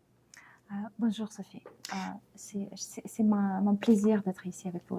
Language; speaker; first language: French; non-native, fluent; Ukrainian